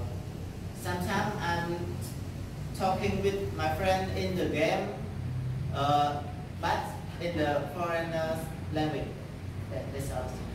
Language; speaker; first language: English; non-native, learner; Khmer